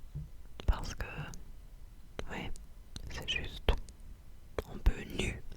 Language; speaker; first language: French; non-native, learner; English